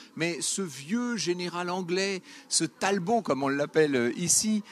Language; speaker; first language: French; native; French